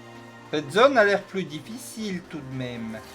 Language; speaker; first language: French; native; French